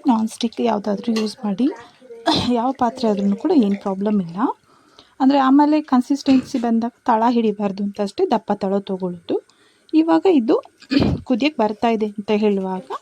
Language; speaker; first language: Kannada; non-native, local second language; Kodava